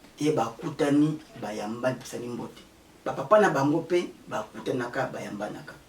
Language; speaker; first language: Lingala; non-native, local second language; Kongo